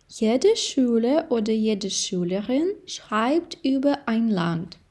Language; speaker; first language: German; non-native, fluent; Ukrainian